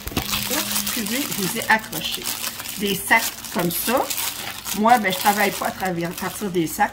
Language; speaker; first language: French; native; French